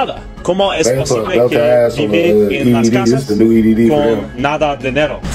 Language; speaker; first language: Spanish; non-native, learner; English